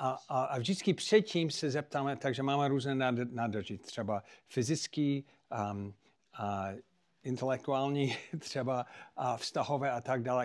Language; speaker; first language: Czech; non-native, fluent; English